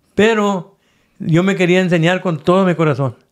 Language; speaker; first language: Spanish; native; Spanish